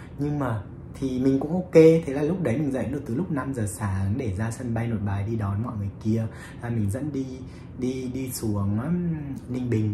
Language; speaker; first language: Vietnamese; native; Vietnamese